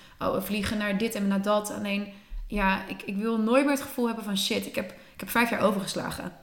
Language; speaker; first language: Dutch; native; Dutch